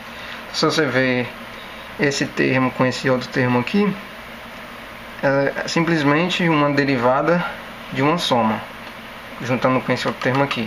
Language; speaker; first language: Portuguese; native; Portuguese